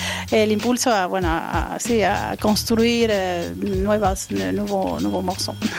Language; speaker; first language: French; non-native, fluent; Spanish